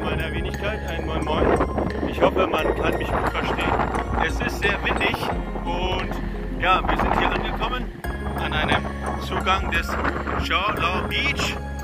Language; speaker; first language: German; native; German